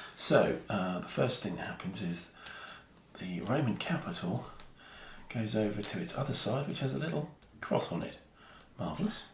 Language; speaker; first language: English; native; English